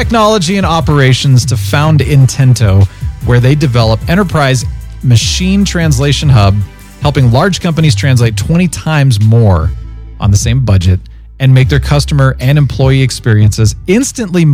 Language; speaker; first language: English; native; English